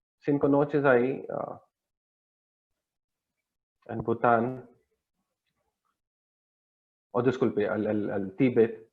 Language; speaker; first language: Spanish; non-native, learner; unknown